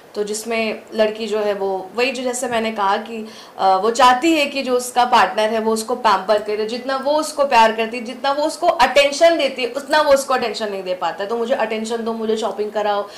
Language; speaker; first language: Hindi; native; Hindi